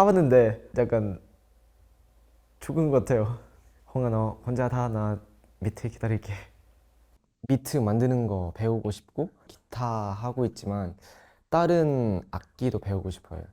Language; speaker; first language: Korean; non-native, local second language; Thai